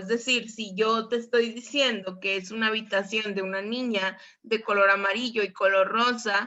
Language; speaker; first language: Spanish; native; Spanish